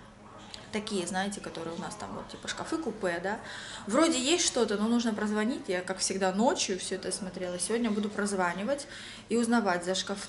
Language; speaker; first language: Russian; native; Russian